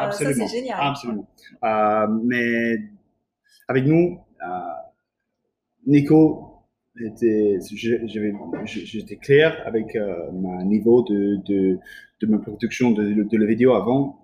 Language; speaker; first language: French; non-native, learner; English